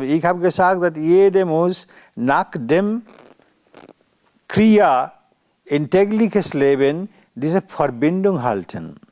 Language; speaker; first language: German; non-native, learner; Bangla